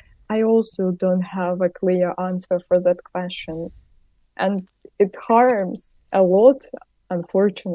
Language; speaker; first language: English; non-native, fluent; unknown